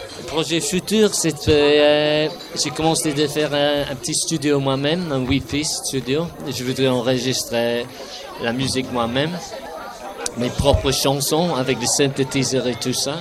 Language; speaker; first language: French; non-native, fluent; English